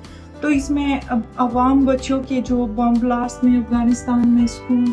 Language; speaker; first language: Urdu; non-native, fluent; Persian